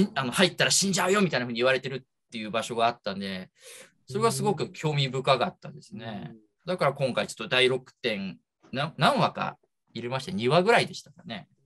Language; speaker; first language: Japanese; native; Japanese